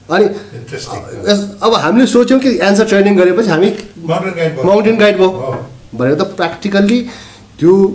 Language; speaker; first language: Nepali; non-native, local second language; Sherpa